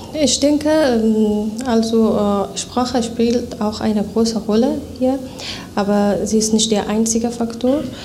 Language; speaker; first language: German; non-native, fluent; Persian